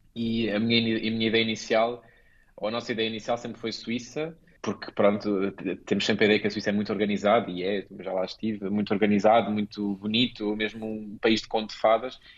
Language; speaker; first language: Portuguese; native; Portuguese